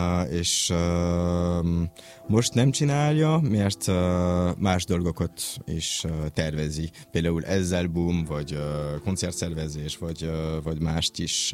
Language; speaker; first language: Hungarian; non-native, learner; French